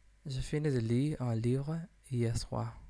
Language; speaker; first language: French; non-native, learner; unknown